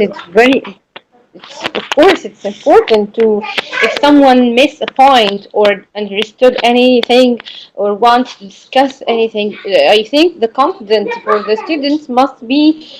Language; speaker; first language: English; non-native, learner; Arabic